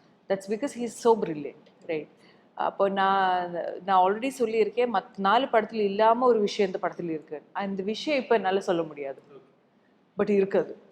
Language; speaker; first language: Tamil; non-native, local second language; Malayalam